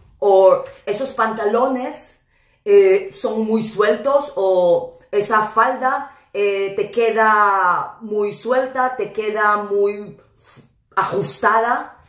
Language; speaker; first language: Spanish; non-native, fluent; English